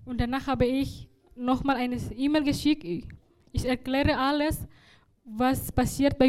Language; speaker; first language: German; non-native, learner; Indonesian